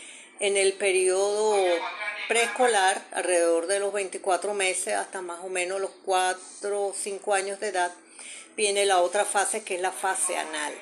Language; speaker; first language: Spanish; native; Spanish